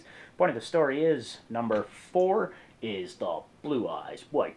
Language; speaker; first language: English; native; English